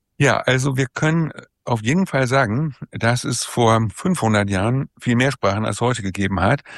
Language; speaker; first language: German; native; German